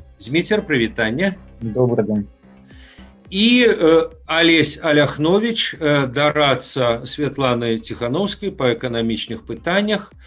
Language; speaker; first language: Belarusian; native; Belarusian